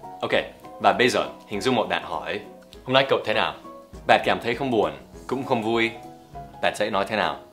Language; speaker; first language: Vietnamese; non-native, fluent; English